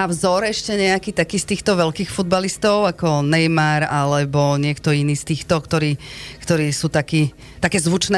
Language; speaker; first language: Slovak; native; Slovak